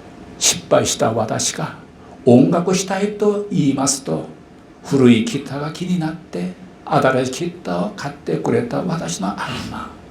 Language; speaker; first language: Japanese; non-native, fluent; Korean